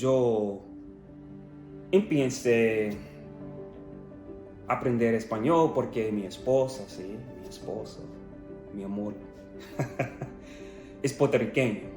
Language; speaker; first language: Spanish; non-native, learner; English